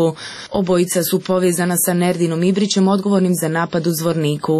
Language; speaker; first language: Croatian; native; Croatian